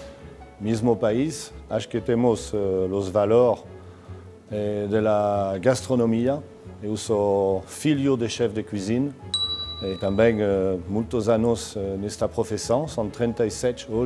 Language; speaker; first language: Portuguese; non-native, fluent; French